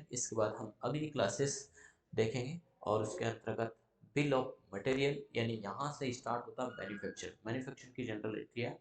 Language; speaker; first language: Hindi; native; Hindi